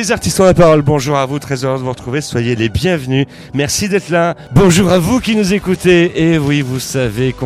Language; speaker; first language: French; native; French